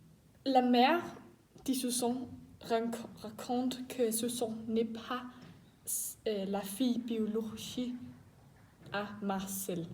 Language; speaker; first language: French; non-native, learner; Danish